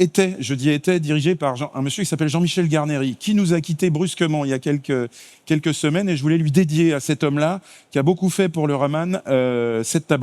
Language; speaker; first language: French; native; French